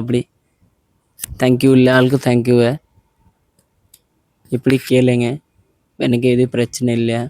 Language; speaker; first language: Tamil; non-native, learner; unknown